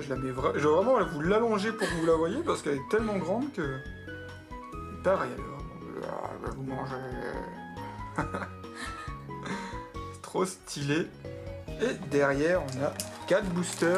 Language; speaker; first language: French; native; French